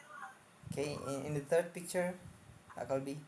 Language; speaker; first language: English; non-native, fluent; Indonesian